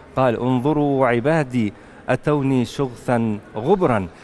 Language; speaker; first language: Arabic; native; Arabic